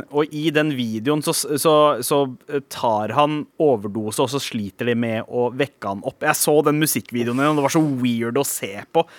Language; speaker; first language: Norwegian; early bilingual, other home language; Punjabi